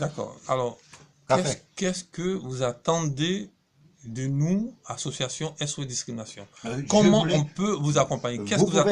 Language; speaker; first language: French; native; French